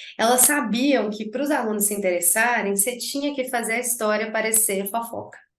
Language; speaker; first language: Portuguese; native; Portuguese